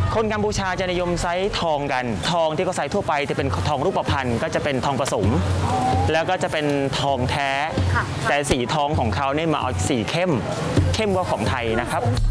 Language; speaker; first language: Thai; non-native, fluent; Khmer